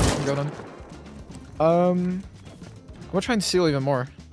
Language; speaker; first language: English; native; English